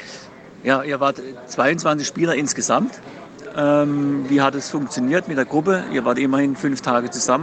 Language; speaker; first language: German; native; German